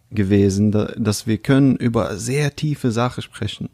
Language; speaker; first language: German; non-native, fluent; Russian